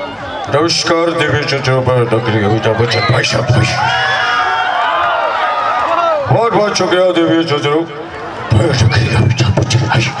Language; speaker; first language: Hindi; non-native, local second language; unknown